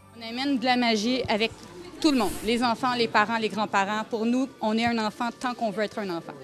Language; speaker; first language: French; native; French